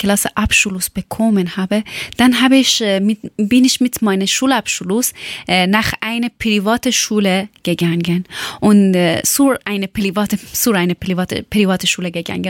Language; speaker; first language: German; non-native, fluent; Persian